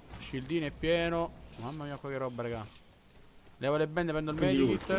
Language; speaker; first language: Italian; native; Italian